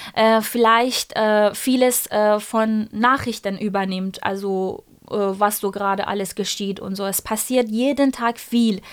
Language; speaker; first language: German; non-native, fluent; Persian